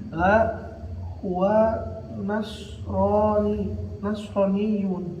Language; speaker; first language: Arabic; non-native, learner; Indonesian